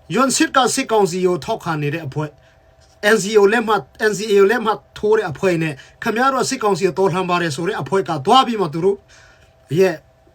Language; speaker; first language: Burmese; non-native, local second language; Tedim Chin